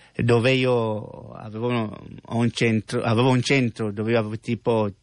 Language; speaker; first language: Italian; non-native, learner; French